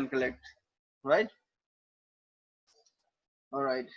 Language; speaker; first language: English; non-native, local second language; Hindi